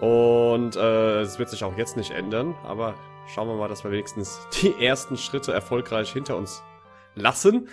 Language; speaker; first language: German; native; German